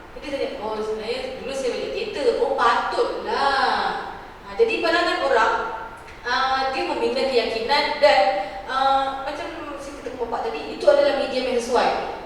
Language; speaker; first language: Malay; native; Malay